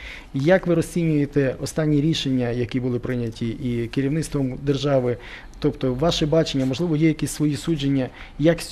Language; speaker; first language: Ukrainian; native; Ukrainian